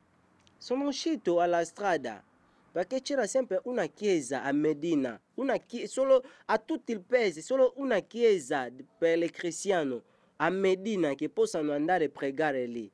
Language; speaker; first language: Italian; non-native, learner; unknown